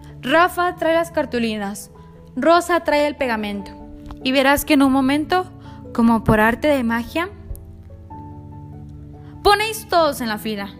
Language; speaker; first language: Spanish; native; Spanish